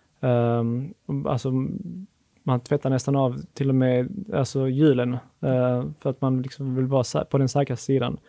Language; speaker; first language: Swedish; native; Swedish